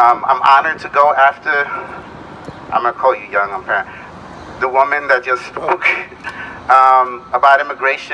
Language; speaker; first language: English; early bilingual, other home language; Spanish